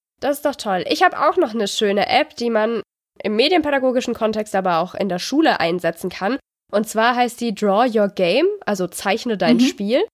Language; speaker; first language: German; native; German